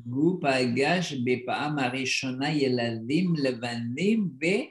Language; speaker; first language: Hebrew; non-native, learner; Indonesian